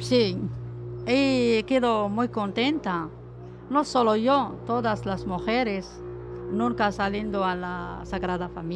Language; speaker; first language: Spanish; non-native, learner; Arabic